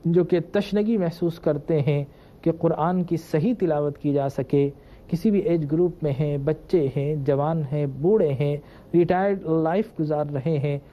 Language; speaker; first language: Urdu; native; Urdu